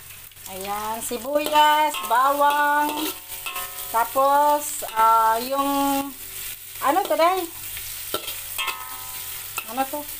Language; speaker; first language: Filipino; non-native, local second language; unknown